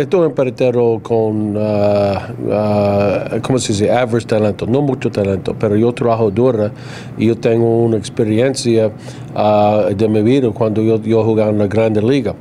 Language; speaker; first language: Spanish; non-native, learner; English